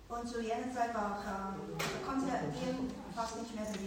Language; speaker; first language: German; non-native, fluent; Chinese